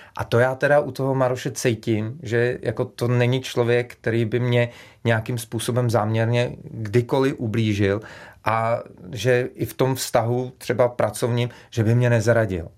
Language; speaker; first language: Czech; native; Czech